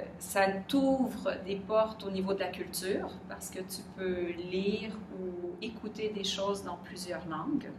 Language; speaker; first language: French; native; French